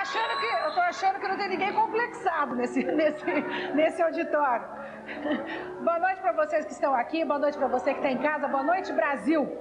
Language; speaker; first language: Portuguese; native; Portuguese